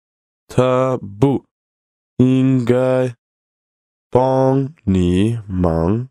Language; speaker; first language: Chinese; non-native, learner; English